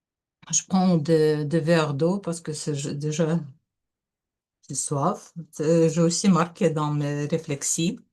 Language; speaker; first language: French; non-native, learner; Russian